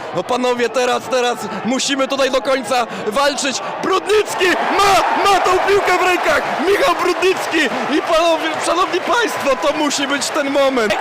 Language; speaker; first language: Polish; native; Polish